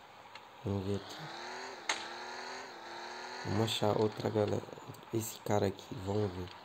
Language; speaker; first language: Portuguese; native; Portuguese